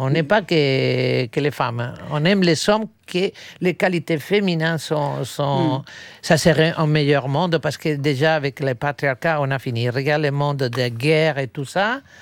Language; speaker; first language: French; non-native, fluent; Spanish